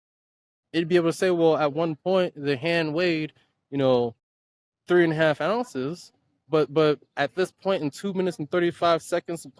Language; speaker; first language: English; native; English